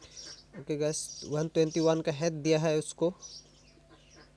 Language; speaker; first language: Hindi; non-native, local second language; Assamese